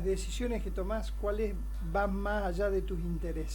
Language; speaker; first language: Spanish; native; Spanish